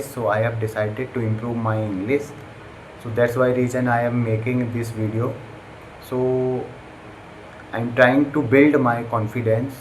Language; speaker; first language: English; non-native, learner; Hindi